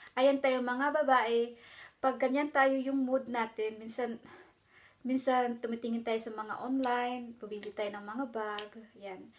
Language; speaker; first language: Filipino; non-native, local second language; Cebuano